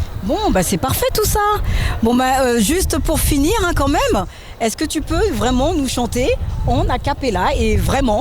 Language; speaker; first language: French; native; French